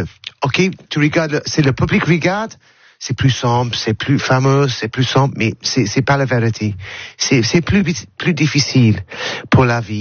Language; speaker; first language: French; non-native, learner; English